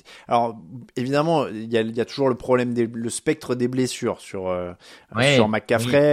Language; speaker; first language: French; native; French